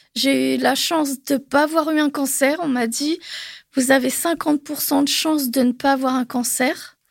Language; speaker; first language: French; native; French